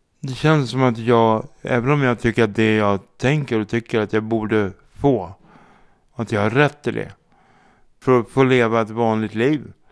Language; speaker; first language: Swedish; native; Swedish